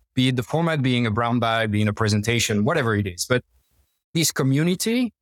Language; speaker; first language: English; non-native, fluent; French